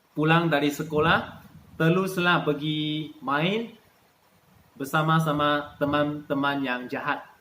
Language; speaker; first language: Malay; non-native, local second language; Chinese